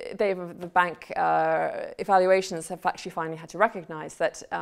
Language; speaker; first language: English; native; English